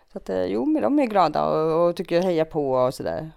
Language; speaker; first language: Swedish; early bilingual, other home language; Finnish